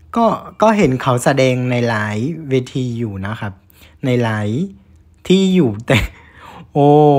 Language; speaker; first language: Thai; non-native, fluent; Vietnamese